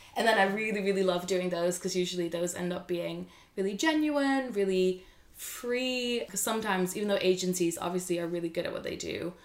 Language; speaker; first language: English; non-native, fluent; Dutch